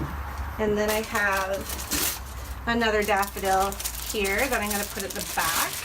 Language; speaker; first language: English; native; English